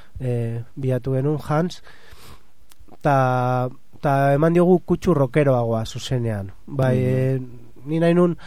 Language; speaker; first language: Basque; non-native, fluent; Catalan